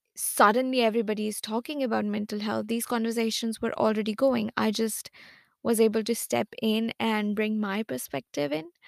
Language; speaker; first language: English; non-native, local second language; Hindi